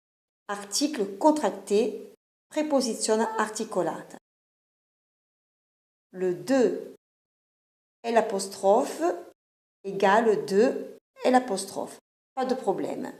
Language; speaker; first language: French; non-native, fluent; Italian